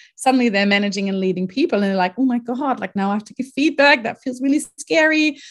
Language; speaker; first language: English; non-native, fluent; German